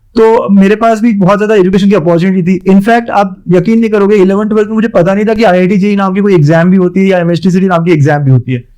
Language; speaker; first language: Hindi; non-native, local second language; Marathi